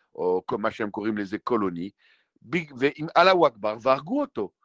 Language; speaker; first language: Hebrew; non-native, fluent; French